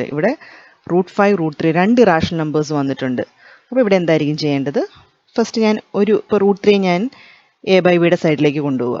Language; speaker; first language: Malayalam; native; Malayalam